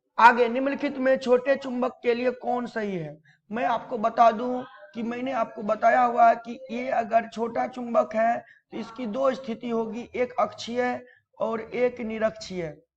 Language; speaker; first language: Hindi; native; Hindi